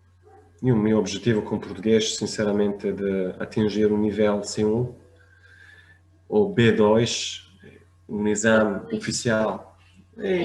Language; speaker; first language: Portuguese; non-native, fluent; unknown